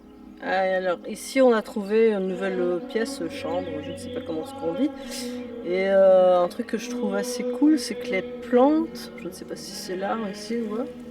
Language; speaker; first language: French; native; French